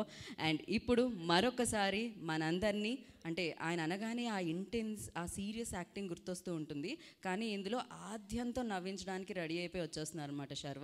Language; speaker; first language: Telugu; native; Telugu